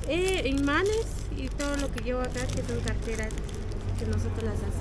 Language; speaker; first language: Spanish; native; Spanish